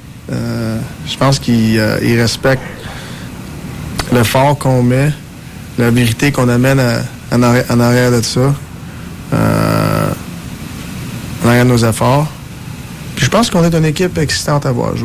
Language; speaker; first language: French; native; French